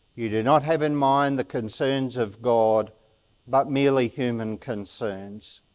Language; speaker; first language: English; native; English